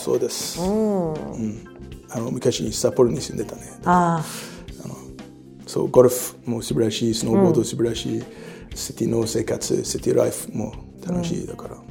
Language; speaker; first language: Japanese; non-native, learner; English